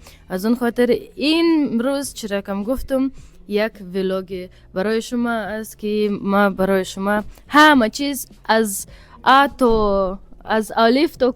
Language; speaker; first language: Persian; early bilingual, heritage; Persian